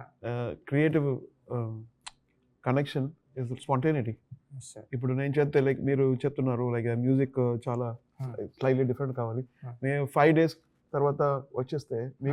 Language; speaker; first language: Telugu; non-native, learner; Tamil